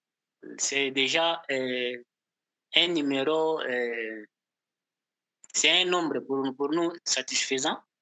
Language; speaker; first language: French; non-native, local second language; Portuguese